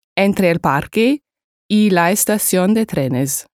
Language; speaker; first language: Spanish; non-native, learner; English